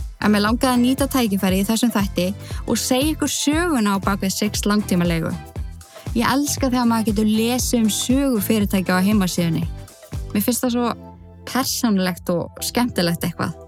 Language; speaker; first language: Icelandic; native; Icelandic